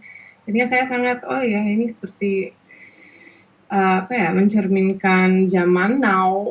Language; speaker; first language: Indonesian; non-native, local second language; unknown